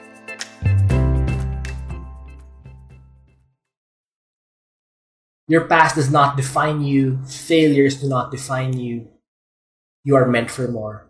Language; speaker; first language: English; non-native, local second language; Filipino